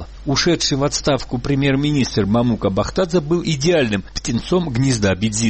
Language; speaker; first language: Russian; native; Russian